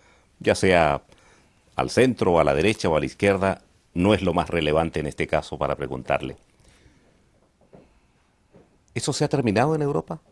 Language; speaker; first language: Spanish; native; Spanish